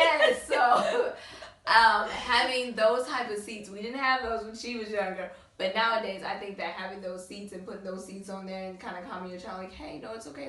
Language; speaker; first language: English; native; English